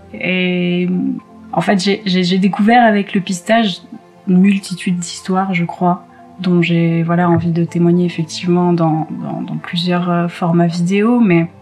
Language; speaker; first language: French; native; French